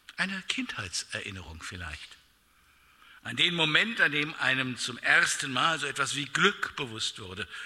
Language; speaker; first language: German; native; German